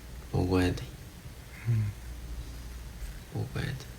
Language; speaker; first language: Korean; non-native, fluent; Japanese